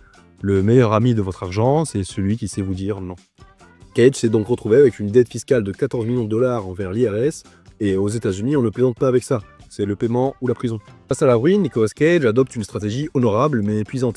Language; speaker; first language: French; native; French